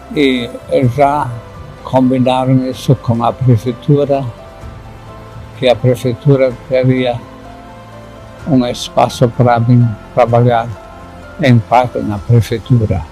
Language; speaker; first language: Portuguese; non-native, fluent; German